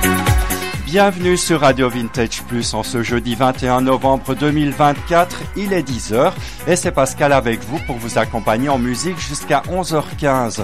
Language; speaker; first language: French; native; French